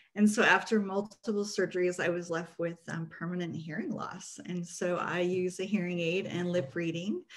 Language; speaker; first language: English; early bilingual, other home language; Spanish